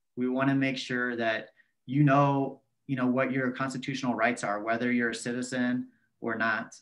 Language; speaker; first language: English; native; English